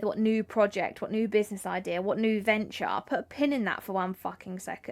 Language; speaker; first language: English; native; English